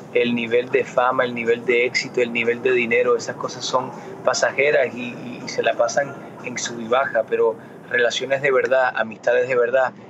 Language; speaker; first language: Spanish; early bilingual, heritage; Spanish